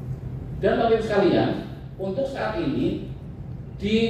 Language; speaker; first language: Indonesian; native; Indonesian